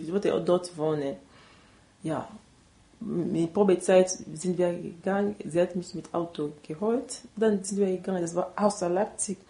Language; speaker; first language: German; non-native, learner; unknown